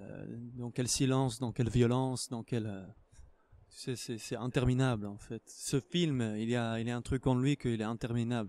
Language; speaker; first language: French; non-native, fluent; Hebrew